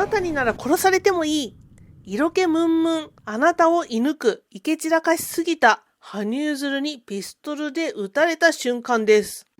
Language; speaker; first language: Japanese; native; Japanese